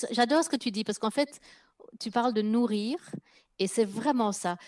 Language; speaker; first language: French; early bilingual, other home language; Dutch